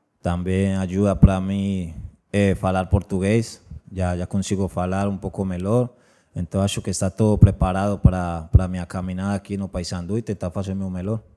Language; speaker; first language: Portuguese; non-native, learner; Spanish